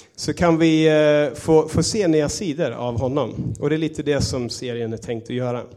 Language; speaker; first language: Swedish; native; Swedish